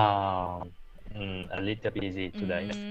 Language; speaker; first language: English; non-native, learner; Vietnamese